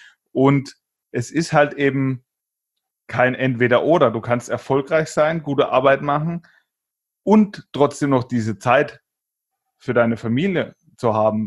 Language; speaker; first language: German; native; German